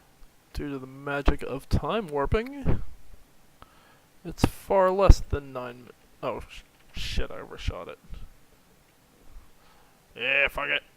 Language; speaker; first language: English; native; English